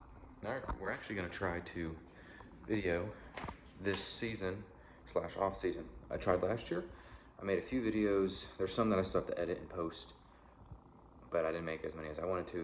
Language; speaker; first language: English; native; English